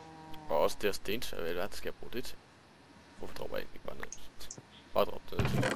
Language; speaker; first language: Danish; native; Danish